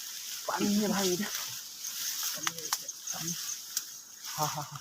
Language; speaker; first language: Hindi; non-native, local second language; Bodo